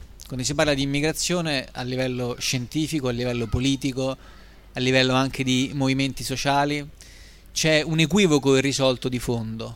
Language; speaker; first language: Italian; native; Italian